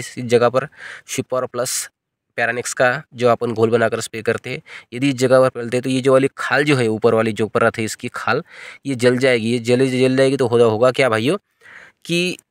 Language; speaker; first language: Hindi; non-native, local second language; Marathi